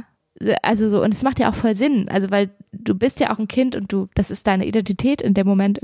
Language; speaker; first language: German; native; German